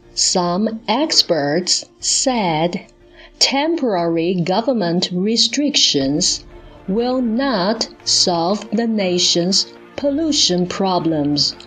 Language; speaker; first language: English; non-native, fluent; Chinese